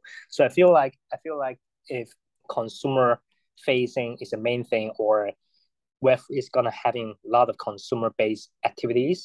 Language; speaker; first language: English; non-native, local second language; Cantonese